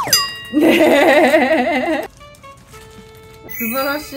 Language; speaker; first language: Japanese; native; Japanese